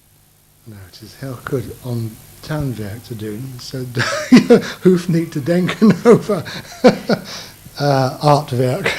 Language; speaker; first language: Dutch; non-native, learner; English